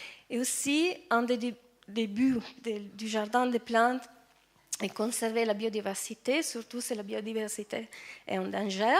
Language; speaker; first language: French; non-native, fluent; Italian